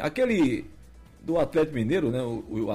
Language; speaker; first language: Portuguese; native; Portuguese